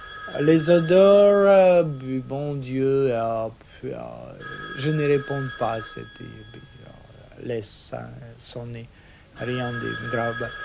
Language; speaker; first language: French; non-native, learner; Russian